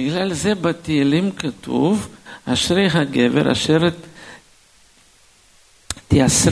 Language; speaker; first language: Hebrew; non-native, fluent; Russian